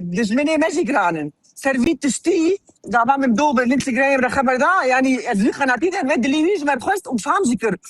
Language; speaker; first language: Kurdish; early bilingual, heritage; Kurdish